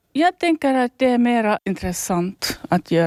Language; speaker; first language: Swedish; non-native, local second language; Finnish